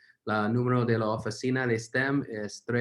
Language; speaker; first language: Spanish; non-native, learner; English